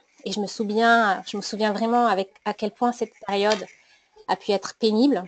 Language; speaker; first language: French; native; French